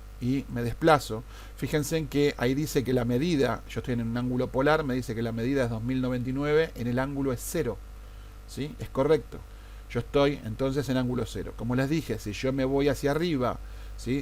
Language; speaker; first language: Spanish; native; Spanish